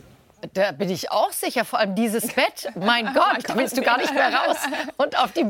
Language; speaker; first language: German; native; German